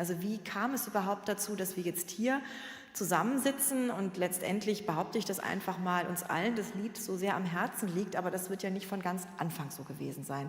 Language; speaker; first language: German; native; German